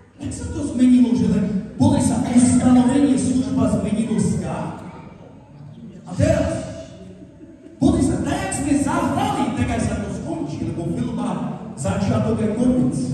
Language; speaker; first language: Slovak; non-native, local second language; Romany